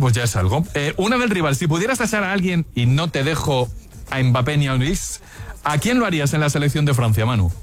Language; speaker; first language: Spanish; native; Spanish